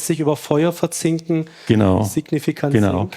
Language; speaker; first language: German; native; German